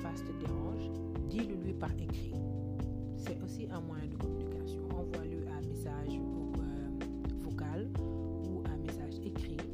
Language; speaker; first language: French; non-native, local second language; Wolof